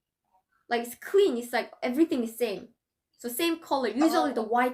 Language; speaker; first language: English; non-native, fluent; Korean